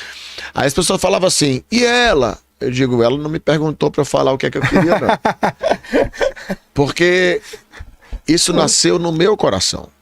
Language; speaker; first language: Portuguese; native; Portuguese